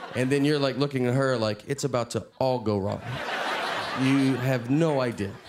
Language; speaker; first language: English; native; English